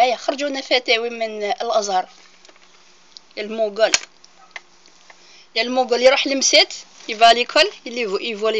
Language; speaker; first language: Arabic; native; Arabic